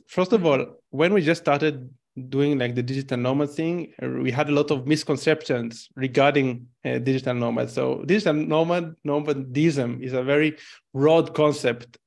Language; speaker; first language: English; non-native, fluent; Hebrew